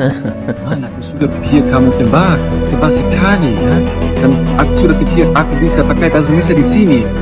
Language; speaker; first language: Indonesian; non-native, learner; German